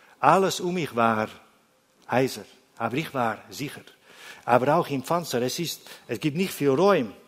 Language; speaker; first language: German; non-native, learner; Dutch